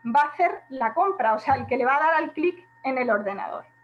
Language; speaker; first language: Spanish; native; Spanish